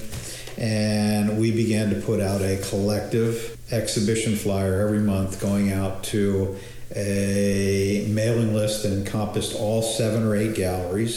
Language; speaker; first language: English; native; English